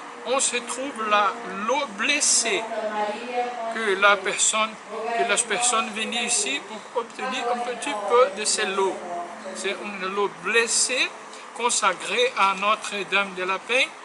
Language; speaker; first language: French; non-native, learner; Portuguese